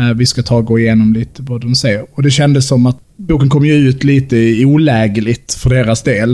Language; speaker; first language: Swedish; native; Swedish